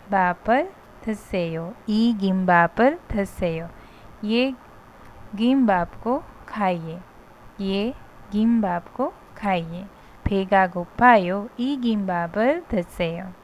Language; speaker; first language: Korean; non-native, fluent; Hindi